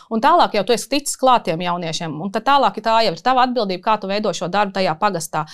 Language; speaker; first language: Latvian; native; Latvian